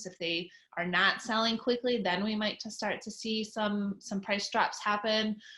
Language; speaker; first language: English; native; English